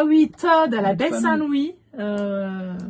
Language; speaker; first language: French; native; French